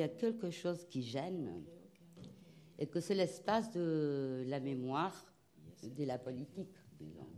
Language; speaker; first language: French; non-native, fluent; Spanish